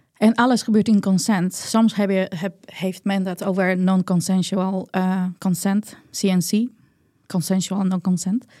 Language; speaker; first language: Dutch; non-native, fluent; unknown